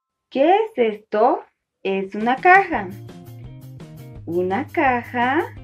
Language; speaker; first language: Spanish; native; Spanish